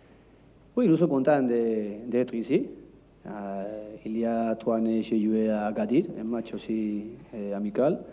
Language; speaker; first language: French; non-native, learner; Spanish